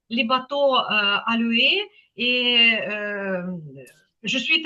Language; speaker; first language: French; non-native, fluent; Ukrainian